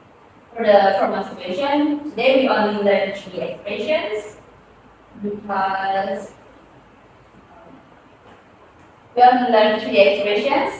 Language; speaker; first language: English; non-native, fluent; Indonesian